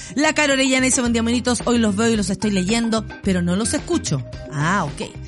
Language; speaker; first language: Spanish; native; Spanish